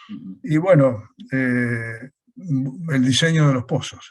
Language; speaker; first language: Spanish; native; Spanish